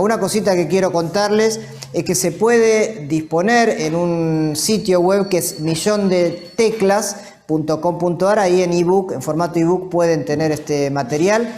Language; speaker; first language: Spanish; native; Spanish